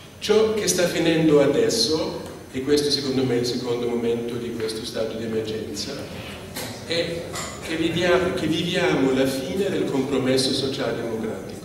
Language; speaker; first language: Italian; non-native, fluent; German